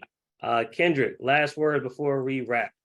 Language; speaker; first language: English; native; English